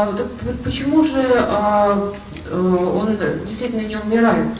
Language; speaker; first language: Russian; native; Russian